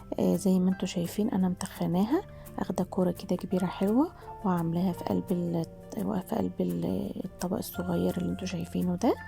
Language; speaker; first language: Arabic; native; Arabic